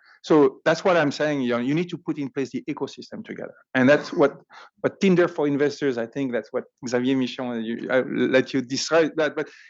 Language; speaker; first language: English; non-native, fluent; French